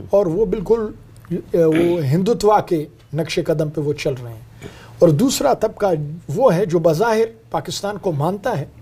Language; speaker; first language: Urdu; non-native, local second language; Brahui